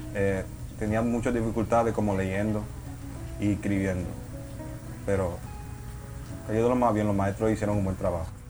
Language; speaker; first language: Spanish; early bilingual, heritage; Spanish